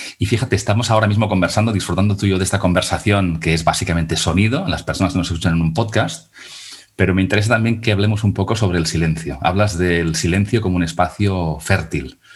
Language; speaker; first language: Spanish; non-native, local second language; Catalan